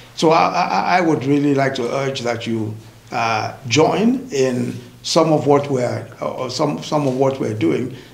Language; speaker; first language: English; non-native, local second language; Yoruba